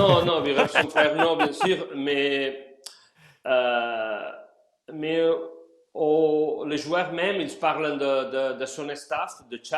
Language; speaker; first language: French; non-native, fluent; Spanish